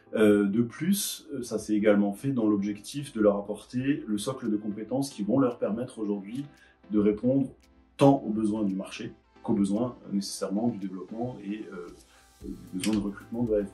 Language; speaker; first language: French; native; French